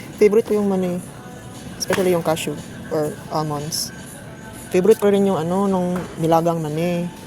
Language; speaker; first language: Filipino; non-native, local second language; Cebuano